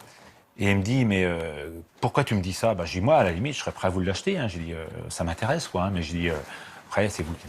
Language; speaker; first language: French; native; French